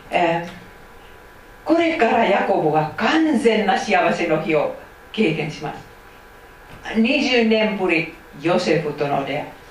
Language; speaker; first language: Japanese; non-native, fluent; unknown